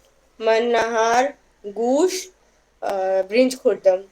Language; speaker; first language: Persian; non-native, learner; Urdu